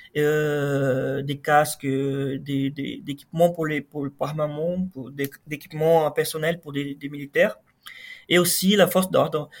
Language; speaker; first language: French; non-native, fluent; Portuguese